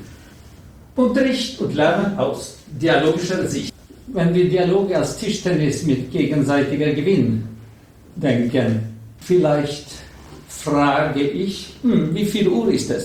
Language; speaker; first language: German; non-native, learner; Swedish